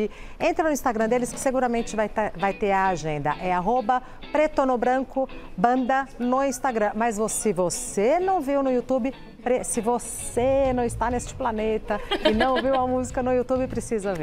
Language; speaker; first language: Portuguese; native; Portuguese